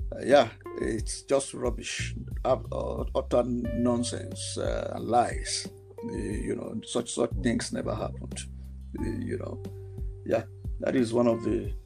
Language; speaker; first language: English; non-native, local second language; Yoruba